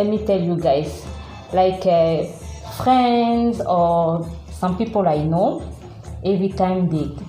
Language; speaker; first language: English; non-native, learner; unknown